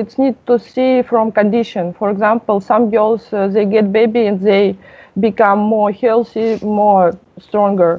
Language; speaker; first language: English; non-native, learner; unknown